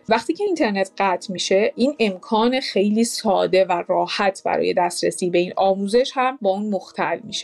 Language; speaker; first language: Persian; native; Persian